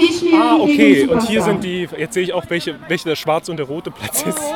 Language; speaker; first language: German; native; German